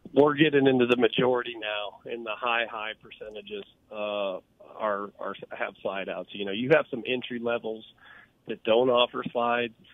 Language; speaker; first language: English; native; English